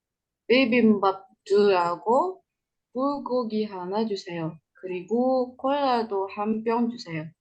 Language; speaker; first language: Korean; non-native, learner; Indonesian